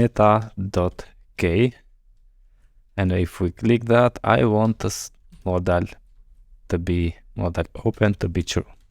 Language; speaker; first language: English; non-native, fluent; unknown